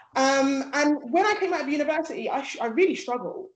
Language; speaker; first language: English; early bilingual, other home language; Yoruba